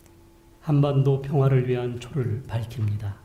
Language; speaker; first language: Korean; native; Korean